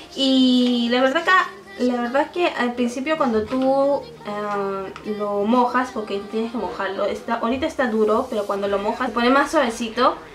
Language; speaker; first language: Spanish; early bilingual, heritage; Japanese